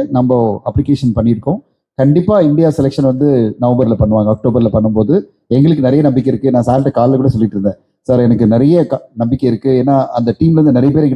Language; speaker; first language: Tamil; native; Tamil